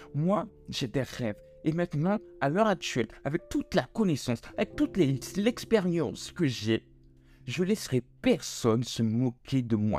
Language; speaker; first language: French; native; French